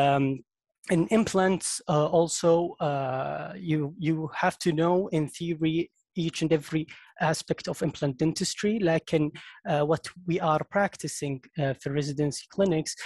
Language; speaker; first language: English; non-native, fluent; Arabic